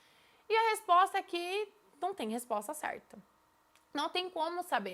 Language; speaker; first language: Portuguese; native; Portuguese